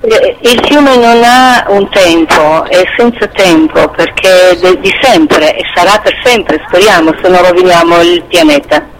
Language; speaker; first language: Italian; non-native, fluent; Slovenian